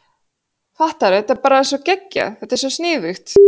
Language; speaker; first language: Icelandic; non-native, fluent; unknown